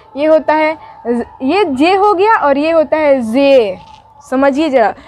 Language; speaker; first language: Hindi; native; Hindi